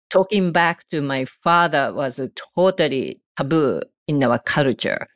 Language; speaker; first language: English; non-native, learner; Japanese